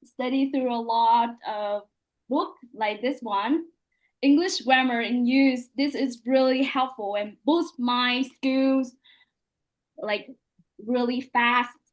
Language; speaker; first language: English; non-native, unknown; Vietnamese